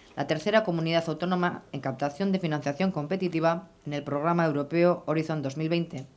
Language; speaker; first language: Spanish; native; Spanish